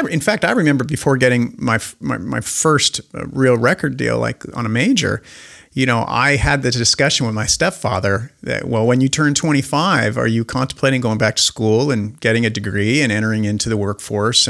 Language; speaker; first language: English; native; English